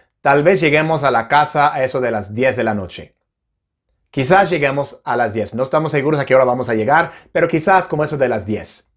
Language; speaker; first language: Spanish; non-native, fluent; English